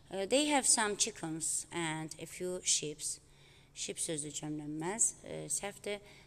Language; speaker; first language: English; non-native, fluent; Azerbaijani